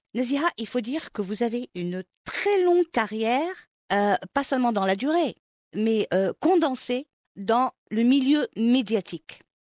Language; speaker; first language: French; non-native, local second language; Arabic